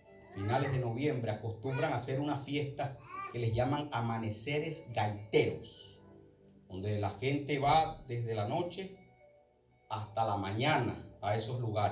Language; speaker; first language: Spanish; native; Spanish